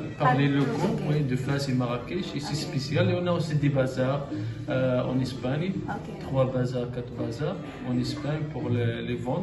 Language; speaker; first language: French; non-native, local second language; Arabic